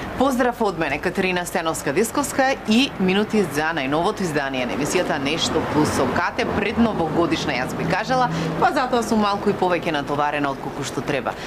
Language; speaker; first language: Macedonian; native; Macedonian